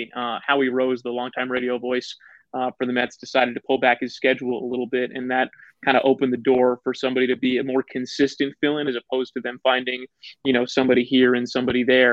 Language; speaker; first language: English; native; English